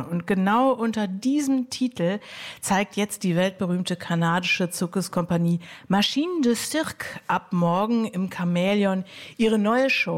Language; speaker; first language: German; native; German